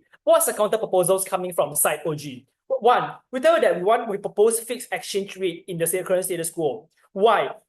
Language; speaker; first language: English; non-native, learner; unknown